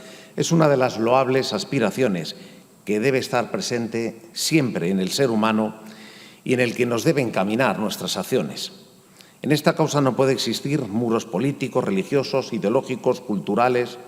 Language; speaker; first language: Spanish; native; Spanish